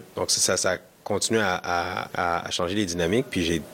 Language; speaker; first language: French; early bilingual, other home language; Kinyarwanda